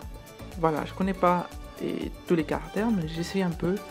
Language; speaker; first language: French; non-native, fluent; Spanish